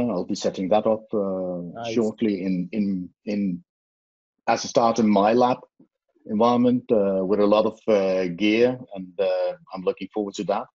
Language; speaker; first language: English; non-native, fluent; Faroese